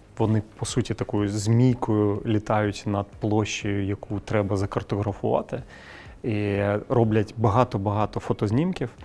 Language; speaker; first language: Ukrainian; non-native, local second language; Crimean Tatar